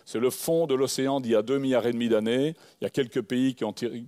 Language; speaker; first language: French; native; French